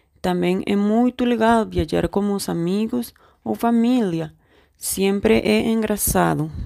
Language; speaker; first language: Portuguese; non-native, learner; Spanish